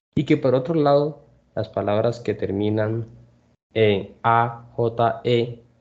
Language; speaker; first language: Spanish; native; Spanish